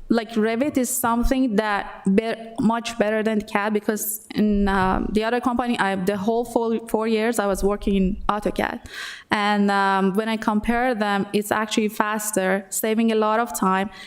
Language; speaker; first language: English; non-native, fluent; Persian